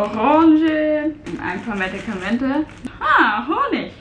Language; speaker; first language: German; non-native, fluent; Cantonese